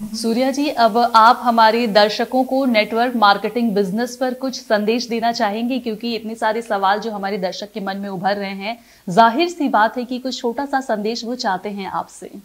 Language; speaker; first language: Hindi; native; Hindi